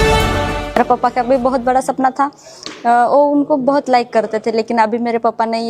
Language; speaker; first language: Hindi; non-native, local second language; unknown